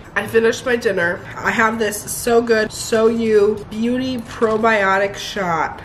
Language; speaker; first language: English; native; English